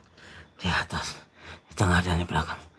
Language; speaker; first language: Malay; non-native, local second language; Javanese